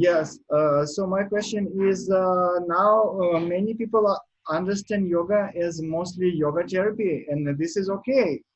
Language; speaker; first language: English; non-native, learner; Russian